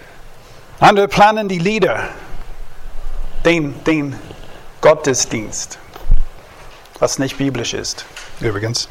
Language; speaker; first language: German; non-native, fluent; English